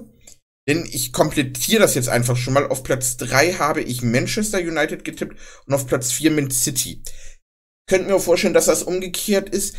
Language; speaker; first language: German; native; German